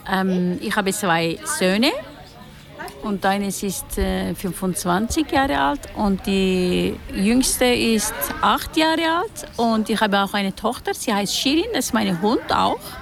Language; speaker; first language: German; non-native, learner; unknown